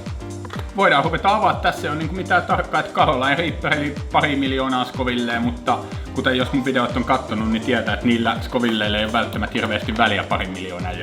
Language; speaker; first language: Finnish; native; Finnish